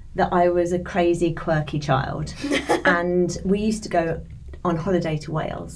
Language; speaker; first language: English; native; English